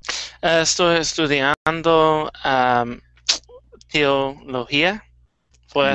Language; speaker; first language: Spanish; non-native, learner; English